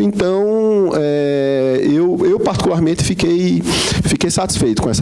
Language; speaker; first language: Portuguese; native; Portuguese